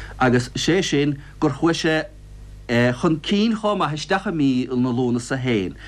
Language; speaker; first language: Irish; native; Irish